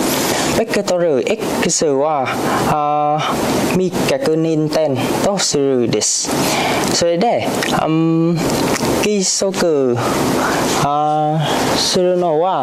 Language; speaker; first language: Japanese; non-native, learner; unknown